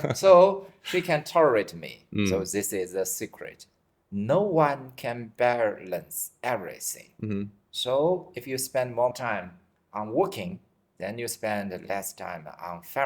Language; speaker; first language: English; non-native, fluent; Chinese